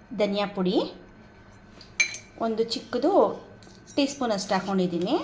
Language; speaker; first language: Kannada; native; Kannada